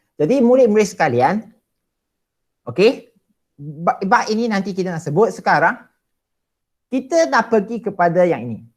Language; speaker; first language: Malay; non-native, local second language; Chinese